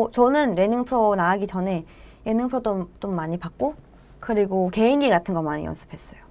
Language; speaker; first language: Korean; non-native, fluent; Thai